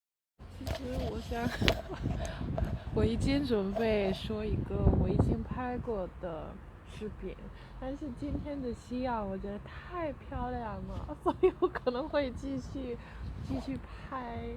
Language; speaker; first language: Chinese; early bilingual, heritage; Chinese